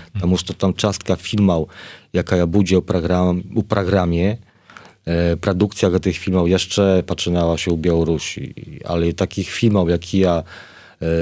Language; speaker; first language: Polish; non-native, learner; Belarusian